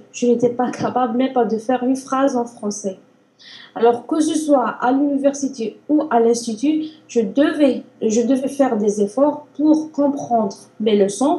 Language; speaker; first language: French; non-native, learner; Arabic